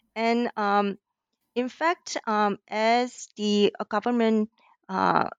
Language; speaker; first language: English; non-native, fluent; Korean